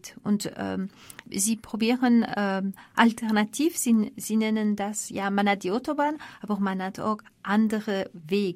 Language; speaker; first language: German; non-native, fluent; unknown